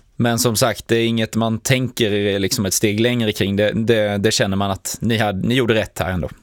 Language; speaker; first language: Swedish; native; Swedish